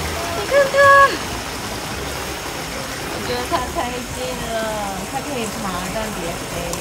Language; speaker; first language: Chinese; native; Chinese